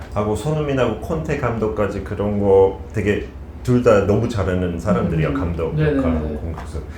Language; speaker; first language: Korean; non-native, fluent; English